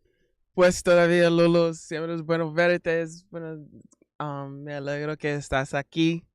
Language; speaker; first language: Spanish; non-native, learner; English